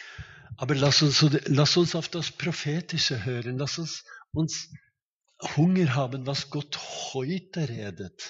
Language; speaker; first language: German; non-native, fluent; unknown